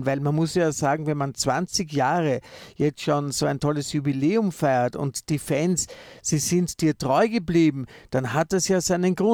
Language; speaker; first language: German; native; German